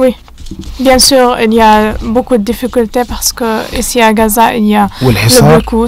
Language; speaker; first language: French; non-native, fluent; Arabic